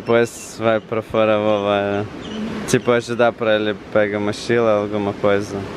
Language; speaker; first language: Portuguese; non-native, learner; Russian